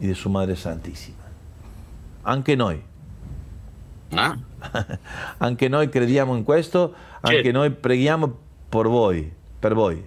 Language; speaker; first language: Italian; non-native, learner; Spanish